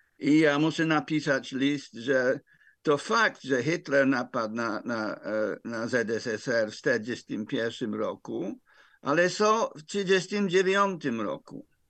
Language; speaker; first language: Polish; non-native, fluent; English